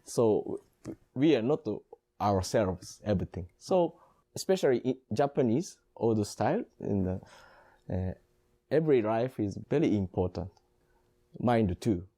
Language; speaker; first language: English; non-native, learner; Japanese